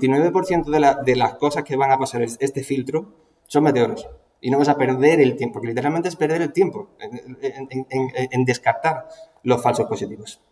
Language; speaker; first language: Spanish; native; Spanish